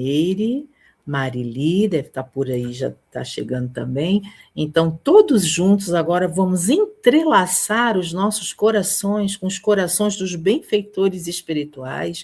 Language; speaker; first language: Portuguese; native; Portuguese